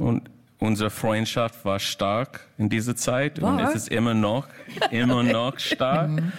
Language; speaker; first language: German; non-native, learner; English